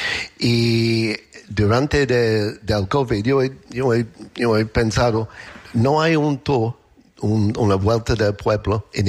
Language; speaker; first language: Spanish; non-native, learner; English